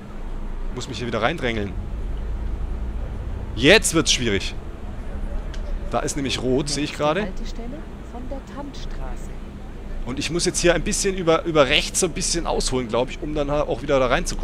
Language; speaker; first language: German; native; German